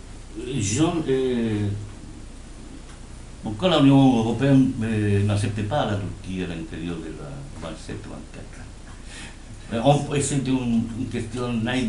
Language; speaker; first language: French; non-native, fluent; Spanish